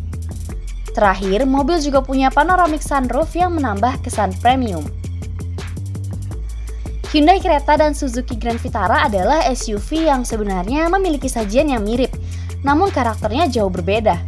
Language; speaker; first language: Indonesian; native; Indonesian